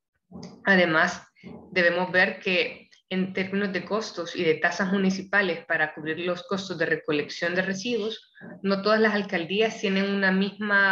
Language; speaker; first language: Spanish; native; Spanish